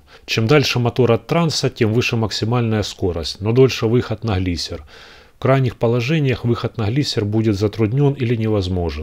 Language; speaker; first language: Russian; native; Russian